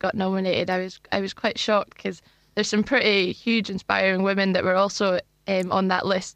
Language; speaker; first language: English; native; English